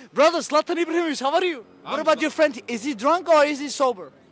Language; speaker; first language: English; non-native, learner; Danish